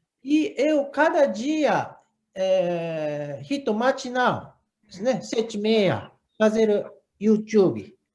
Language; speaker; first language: Portuguese; non-native, learner; Japanese